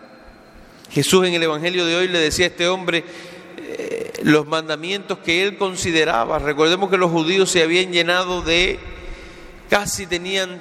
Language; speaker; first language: Spanish; native; Spanish